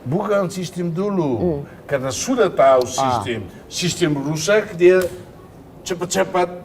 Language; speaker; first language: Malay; non-native, fluent; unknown